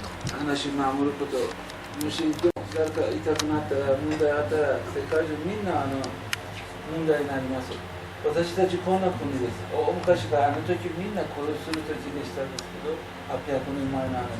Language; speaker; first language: Japanese; non-native, learner; Persian